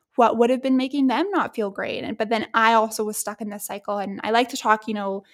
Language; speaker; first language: English; native; English